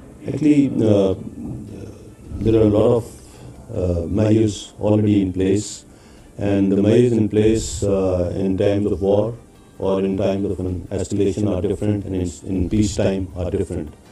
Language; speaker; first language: English; non-native, local second language; Urdu